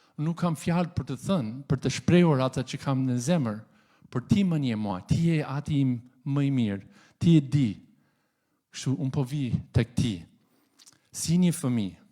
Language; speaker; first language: Albanian; non-native, fluent; English